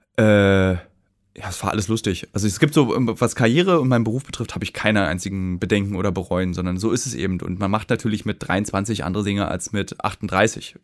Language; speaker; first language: German; native; German